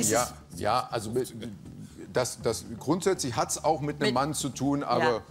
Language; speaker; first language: German; native; German